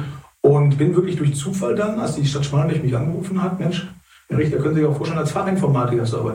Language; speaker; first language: German; native; German